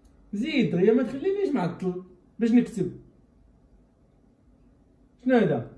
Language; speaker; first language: Arabic; native; Arabic